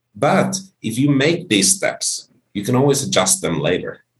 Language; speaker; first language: English; non-native, fluent; Finnish